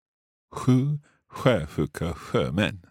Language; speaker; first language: Swedish; non-native, learner; English